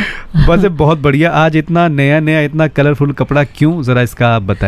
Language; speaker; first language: Hindi; native; Hindi